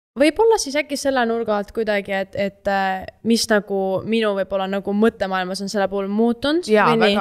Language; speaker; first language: Estonian; native; Estonian